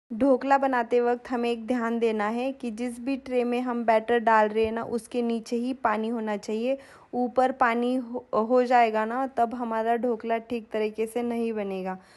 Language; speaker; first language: Hindi; non-native, local second language; Marathi